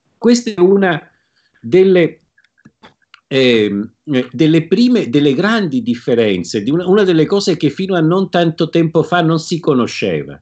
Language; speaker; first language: Italian; native; Italian